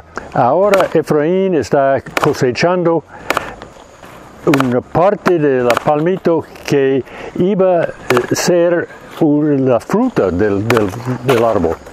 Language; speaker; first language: Spanish; non-native, fluent; English